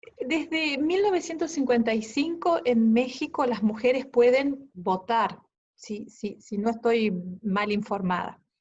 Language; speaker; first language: Spanish; native; Spanish